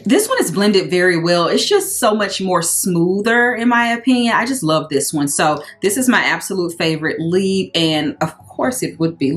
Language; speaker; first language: English; native; English